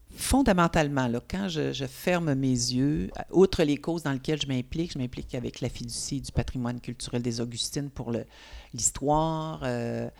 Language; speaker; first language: French; native; French